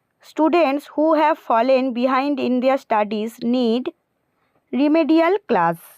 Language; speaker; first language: English; non-native, local second language; Bangla